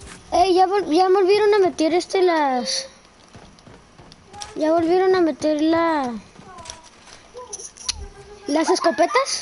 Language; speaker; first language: Spanish; native; Spanish